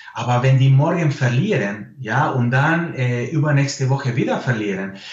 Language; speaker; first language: German; non-native, fluent; Spanish